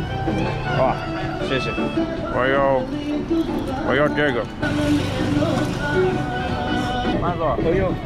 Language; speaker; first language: Chinese; non-native, fluent; English